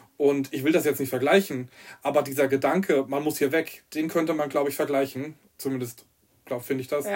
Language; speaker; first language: German; native; German